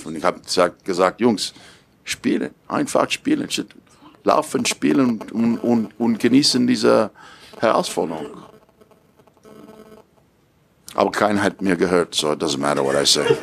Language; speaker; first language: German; non-native, learner; English